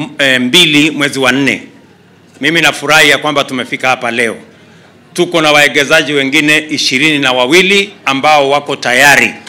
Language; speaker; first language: Swahili; non-native, local second language; Kalenjin